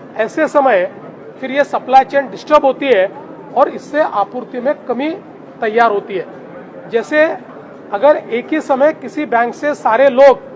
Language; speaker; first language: Hindi; non-native, local second language; Marathi